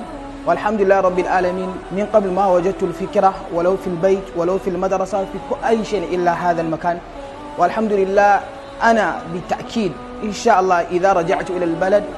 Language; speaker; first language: Arabic; non-native, fluent; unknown